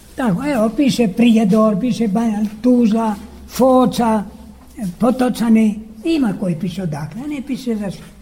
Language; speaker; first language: Serbian; early bilingual, heritage; Serbian